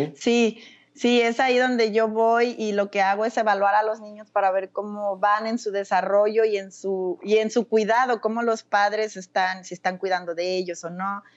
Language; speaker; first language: Spanish; native; Spanish